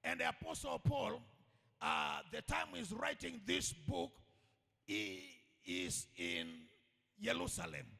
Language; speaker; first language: English; non-native, local second language; Swahili